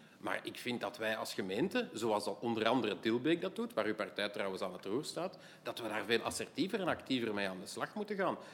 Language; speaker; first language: Dutch; native; Dutch